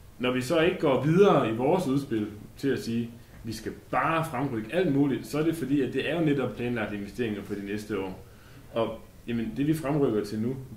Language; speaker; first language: Danish; native; Danish